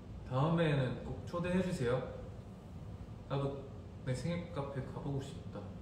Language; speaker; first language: Korean; early bilingual, heritage; Korean